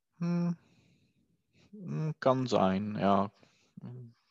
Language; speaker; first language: German; non-native, learner; Czech